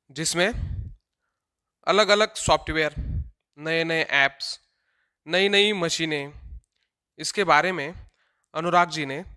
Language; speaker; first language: Hindi; non-native, local second language; Marathi